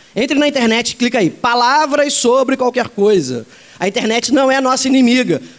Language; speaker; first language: Portuguese; native; Portuguese